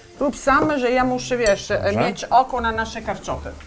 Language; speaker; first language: Polish; non-native, learner; Italian